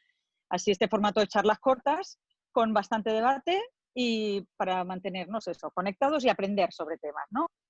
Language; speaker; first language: Spanish; native; Spanish